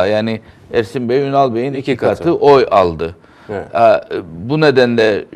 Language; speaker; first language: Turkish; native; Turkish